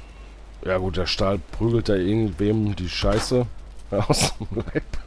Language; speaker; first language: German; native; German